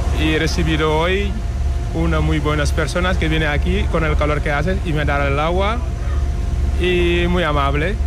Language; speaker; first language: Spanish; non-native, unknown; Wolof